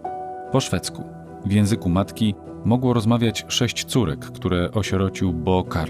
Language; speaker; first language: Polish; native; Polish